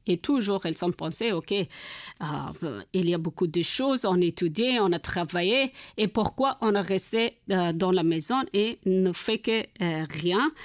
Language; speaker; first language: French; non-native, learner; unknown